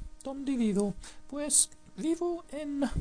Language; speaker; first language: Spanish; non-native, fluent; English